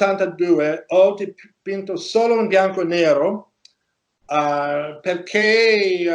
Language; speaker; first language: Italian; non-native, learner; English